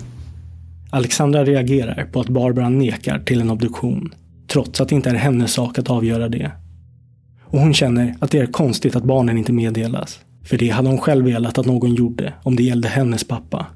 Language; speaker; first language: Swedish; native; Swedish